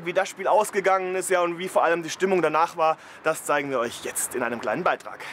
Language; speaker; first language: German; native; German